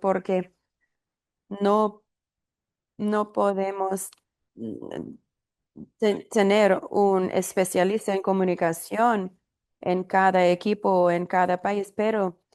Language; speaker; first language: Spanish; non-native, fluent; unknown